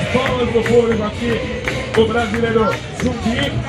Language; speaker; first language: Portuguese; native; Portuguese